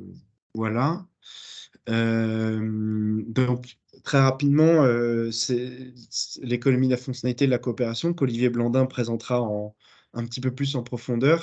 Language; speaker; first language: French; native; French